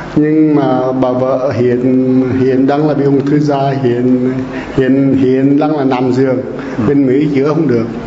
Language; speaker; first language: Vietnamese; non-native, local second language; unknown